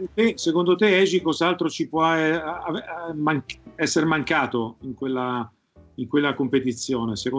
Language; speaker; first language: Italian; native; Italian